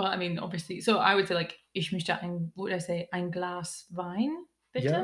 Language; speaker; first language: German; non-native, learner; English